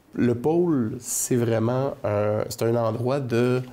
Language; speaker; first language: French; native; French